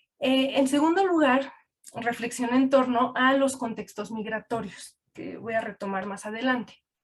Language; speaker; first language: Spanish; native; Spanish